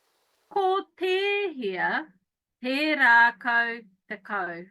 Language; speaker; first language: Māori; non-native, learner; English